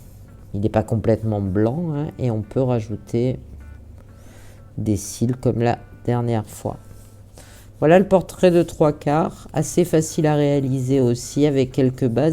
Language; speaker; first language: French; native; French